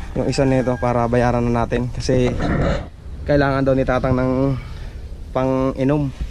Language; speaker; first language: Filipino; non-native, local second language; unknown